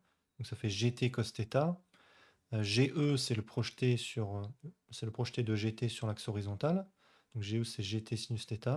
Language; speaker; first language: French; native; French